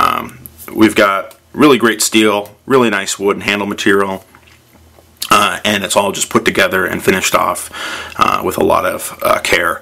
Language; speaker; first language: English; native; English